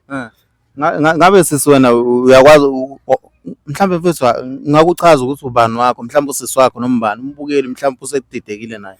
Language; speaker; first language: Zulu; native; Zulu